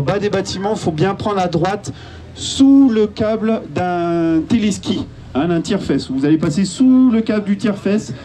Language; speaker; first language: French; native; French